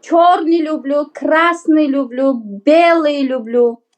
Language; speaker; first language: Russian; non-native, learner; Uzbek